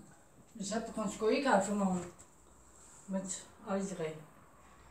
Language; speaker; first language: German; early bilingual, other home language; Italian